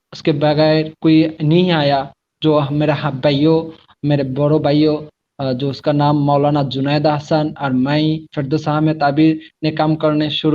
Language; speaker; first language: Hindi; non-native, learner; Bangla